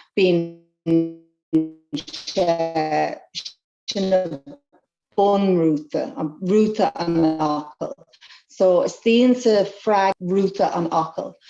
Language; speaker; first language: Irish; non-native, local second language; English